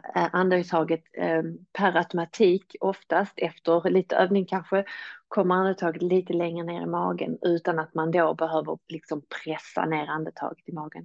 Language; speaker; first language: Swedish; native; Swedish